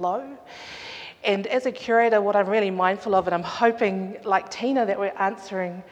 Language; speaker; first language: English; native; English